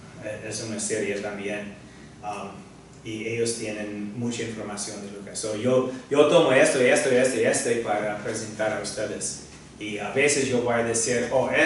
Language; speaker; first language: Spanish; non-native, fluent; English